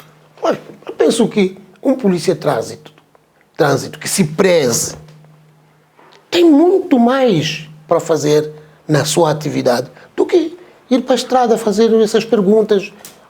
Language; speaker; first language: Portuguese; non-native, local second language; Tsonga